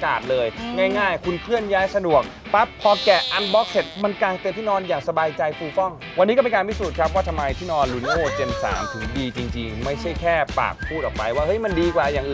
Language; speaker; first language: Thai; native; Thai